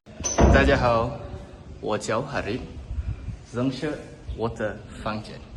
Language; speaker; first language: Chinese; non-native, learner; Malay